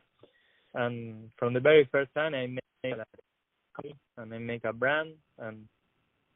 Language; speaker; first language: English; non-native, learner; Spanish